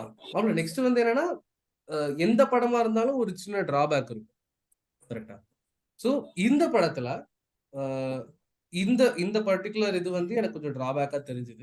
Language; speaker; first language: Tamil; native; Tamil